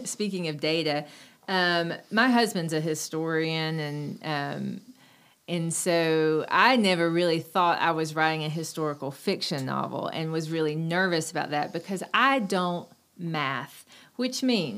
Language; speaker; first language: English; native; English